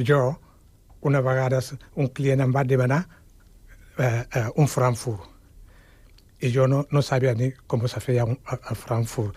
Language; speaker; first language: Catalan; non-native, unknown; Wolof